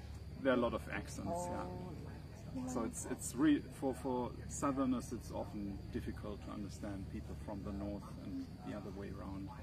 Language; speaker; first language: English; non-native, fluent; German